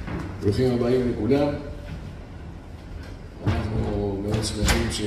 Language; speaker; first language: Hebrew; non-native, fluent; Spanish